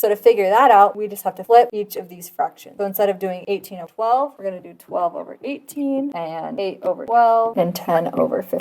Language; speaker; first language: English; native; English